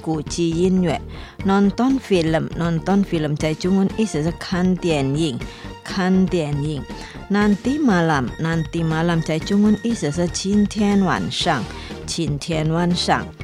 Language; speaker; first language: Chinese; non-native, fluent; Indonesian